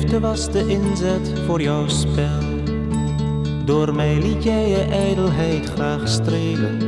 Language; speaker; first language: Dutch; native; Dutch